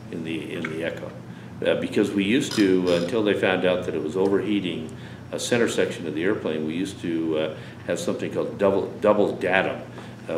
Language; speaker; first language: English; native; English